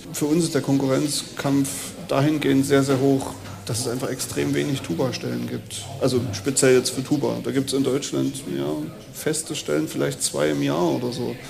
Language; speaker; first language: German; native; German